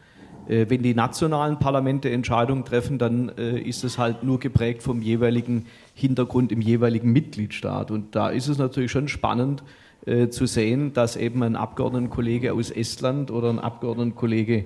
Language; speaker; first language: German; native; German